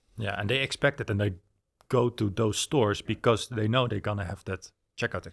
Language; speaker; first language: English; non-native, fluent; Dutch